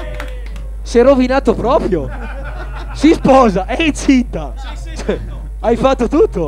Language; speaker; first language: Italian; native; Italian